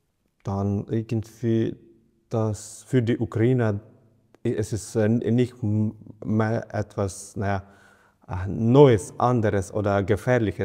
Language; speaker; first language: German; non-native, fluent; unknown